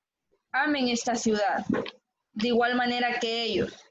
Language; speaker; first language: Spanish; native; Spanish